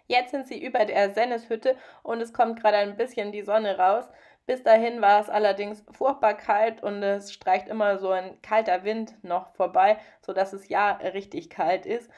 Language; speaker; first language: German; native; German